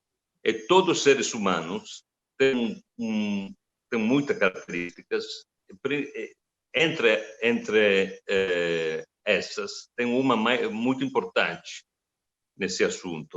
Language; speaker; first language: Portuguese; non-native, fluent; Italian